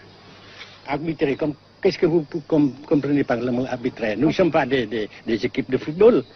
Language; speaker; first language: French; non-native, fluent; Vietnamese